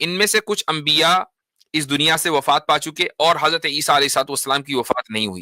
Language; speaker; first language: Urdu; native; Urdu